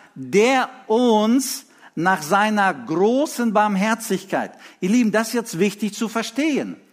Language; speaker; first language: German; early bilingual, other home language; Russian